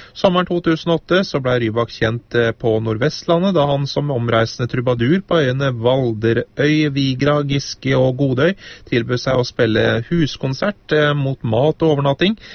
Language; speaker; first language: Norwegian; native; Norwegian